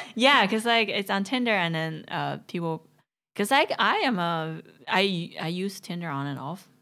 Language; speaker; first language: English; non-native, fluent; Chinese